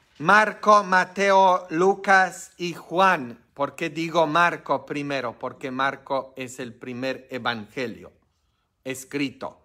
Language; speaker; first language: Spanish; non-native, fluent; Polish